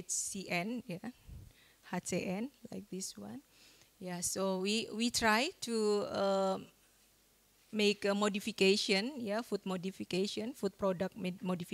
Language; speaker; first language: English; non-native, fluent; Indonesian